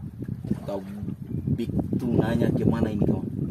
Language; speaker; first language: Indonesian; native; Indonesian